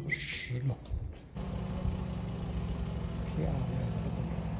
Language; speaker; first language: Chinese; non-native, fluent; Tibetan